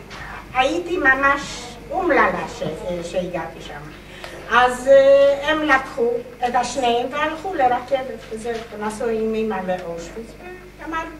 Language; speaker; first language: Hebrew; non-native, fluent; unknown